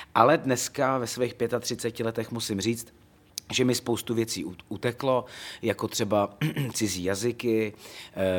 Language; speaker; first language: Czech; native; Czech